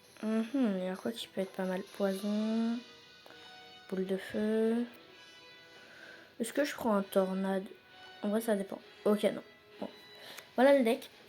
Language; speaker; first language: French; native; French